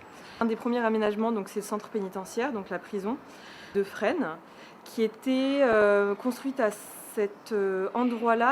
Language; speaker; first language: French; native; French